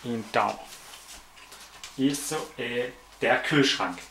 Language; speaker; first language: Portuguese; non-native, fluent; German